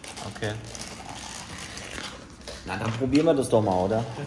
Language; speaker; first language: German; native; German